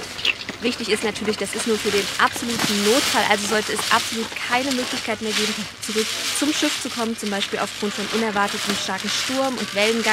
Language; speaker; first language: German; native; German